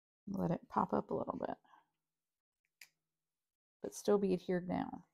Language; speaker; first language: English; native; English